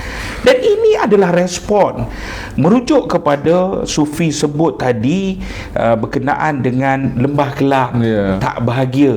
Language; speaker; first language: Malay; native; Malay